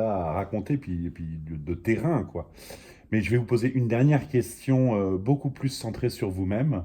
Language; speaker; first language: French; native; French